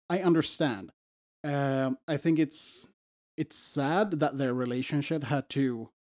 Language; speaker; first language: English; non-native, fluent; Swedish